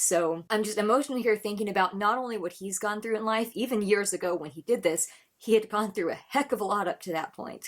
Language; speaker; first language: English; native; English